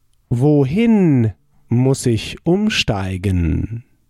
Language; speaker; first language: German; native; German